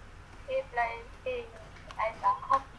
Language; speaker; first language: English; non-native, learner; Vietnamese